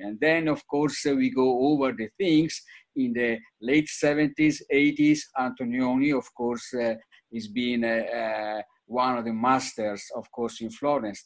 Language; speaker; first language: English; non-native, fluent; Italian